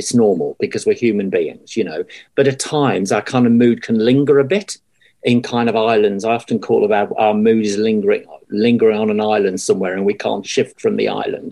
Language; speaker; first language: English; native; English